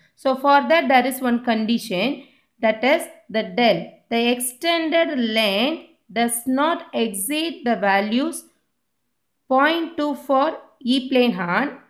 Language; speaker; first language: English; non-native, local second language; Tamil